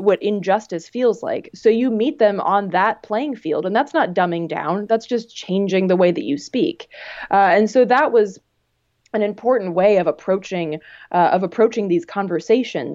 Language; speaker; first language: English; native; English